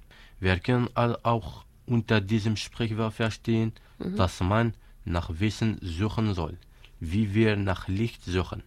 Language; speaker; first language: German; non-native, fluent; Kabyle